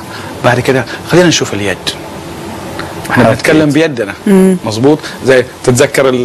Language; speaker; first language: Arabic; native; Arabic